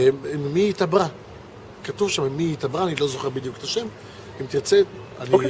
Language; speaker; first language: Hebrew; native; Hebrew